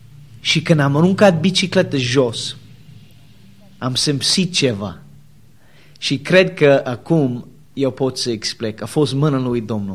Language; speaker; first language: Romanian; non-native, learner; English